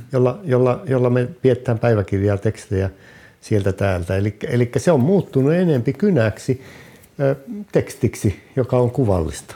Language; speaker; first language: Finnish; native; Finnish